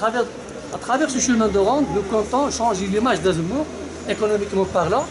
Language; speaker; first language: French; non-native, local second language; Arabic